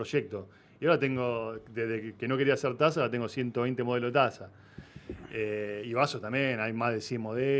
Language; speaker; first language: Spanish; native; Spanish